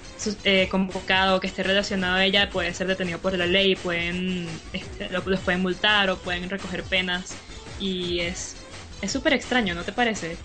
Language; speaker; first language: Spanish; native; Spanish